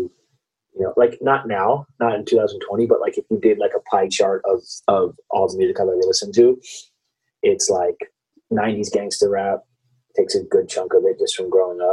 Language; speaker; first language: English; native; English